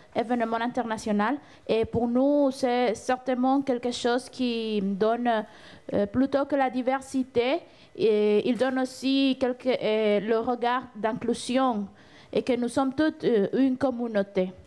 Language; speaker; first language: French; non-native, fluent; Spanish